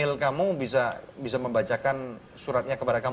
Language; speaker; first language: Indonesian; native; Indonesian